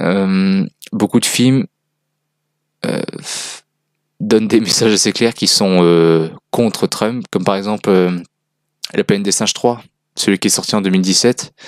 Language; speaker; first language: French; native; French